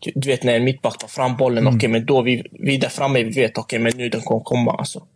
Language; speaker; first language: Swedish; native; Swedish